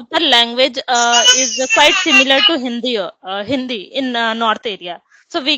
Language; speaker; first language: English; non-native, local second language; Hindi